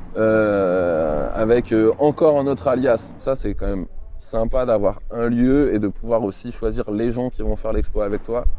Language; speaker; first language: French; native; French